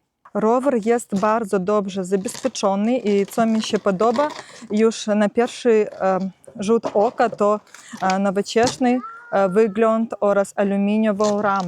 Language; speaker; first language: Polish; non-native, fluent; Ukrainian